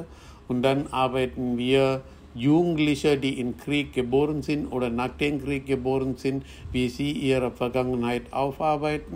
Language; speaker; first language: German; non-native, fluent; Tamil